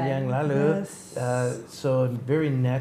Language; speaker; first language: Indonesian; non-native, learner; English